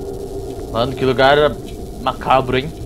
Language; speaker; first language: Portuguese; native; Portuguese